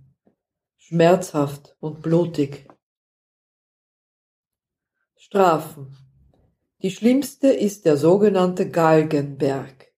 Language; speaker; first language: German; non-native, fluent; Dutch